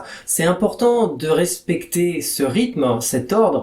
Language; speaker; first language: French; native; French